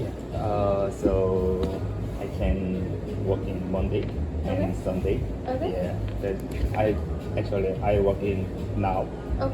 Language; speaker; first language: English; non-native, learner; Korean